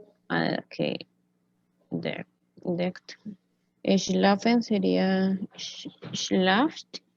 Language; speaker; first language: German; non-native, learner; Spanish